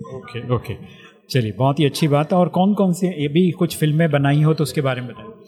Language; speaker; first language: Hindi; native; Hindi